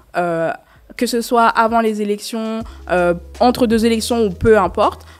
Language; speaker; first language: French; native; French